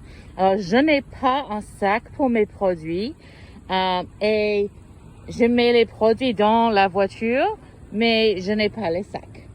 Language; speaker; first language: French; non-native, fluent; English